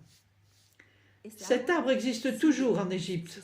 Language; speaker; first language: French; non-native, fluent; Arabic